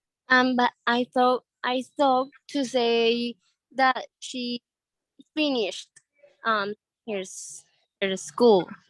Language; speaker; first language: English; non-native, learner; Spanish